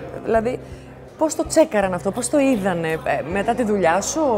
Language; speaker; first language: Greek; native; Greek